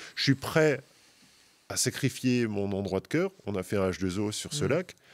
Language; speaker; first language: French; native; French